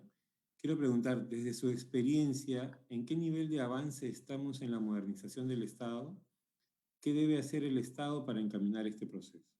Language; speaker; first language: Spanish; native; Spanish